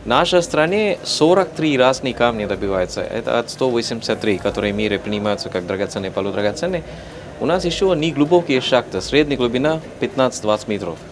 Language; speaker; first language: Russian; non-native, fluent; Sinhala